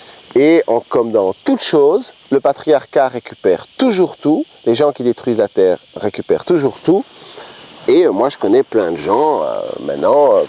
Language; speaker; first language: French; native; French